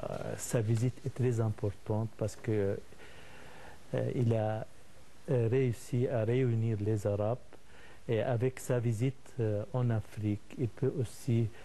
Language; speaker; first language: French; non-native, fluent; Arabic